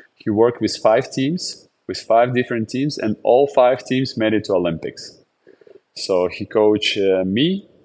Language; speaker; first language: English; non-native, fluent; Latvian